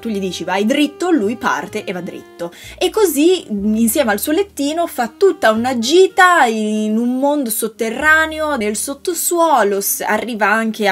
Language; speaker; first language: Italian; native; Italian